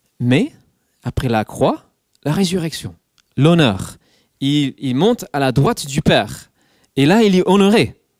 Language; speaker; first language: French; non-native, fluent; English